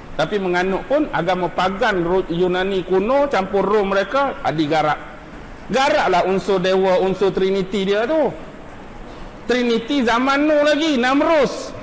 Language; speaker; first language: Malay; native; Malay